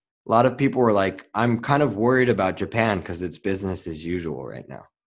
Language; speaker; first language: English; native; English